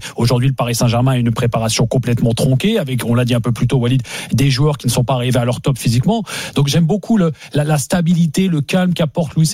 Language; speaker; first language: French; native; French